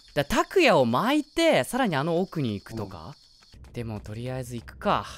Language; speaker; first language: Japanese; native; Japanese